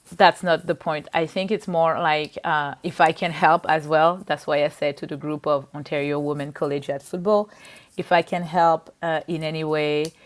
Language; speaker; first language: English; non-native, fluent; French